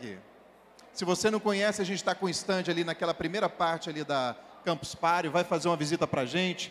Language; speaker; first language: Portuguese; native; Portuguese